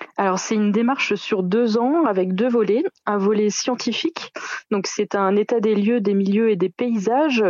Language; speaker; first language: French; native; French